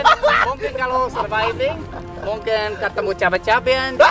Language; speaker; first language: Indonesian; non-native, learner; English